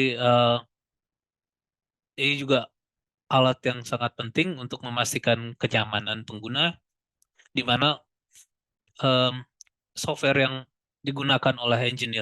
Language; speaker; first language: Indonesian; native; Indonesian